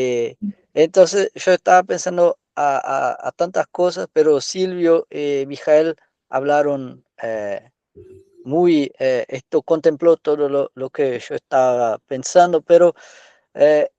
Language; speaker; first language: Spanish; non-native, learner; Portuguese